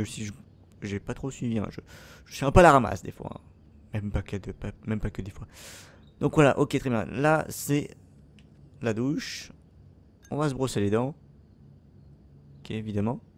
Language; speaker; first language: French; native; French